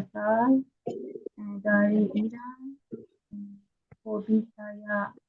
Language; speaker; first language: Indonesian; non-native, learner; Persian